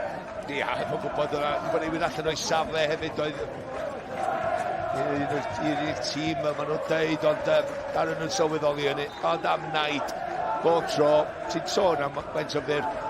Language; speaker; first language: Welsh; native; Welsh